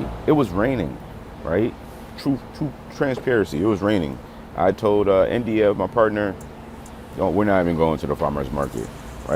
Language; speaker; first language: English; native; English